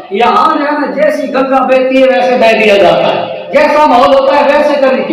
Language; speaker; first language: Urdu; non-native, local second language; Punjabi